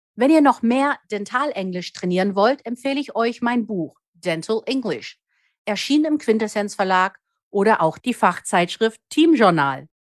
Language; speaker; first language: German; native; German